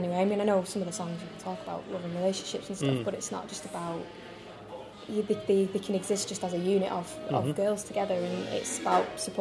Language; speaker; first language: English; native; English